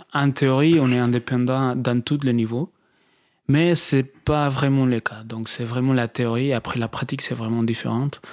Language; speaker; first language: French; non-native, fluent; Spanish